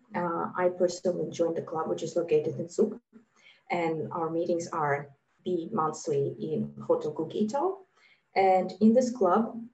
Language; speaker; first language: English; non-native, fluent; Latvian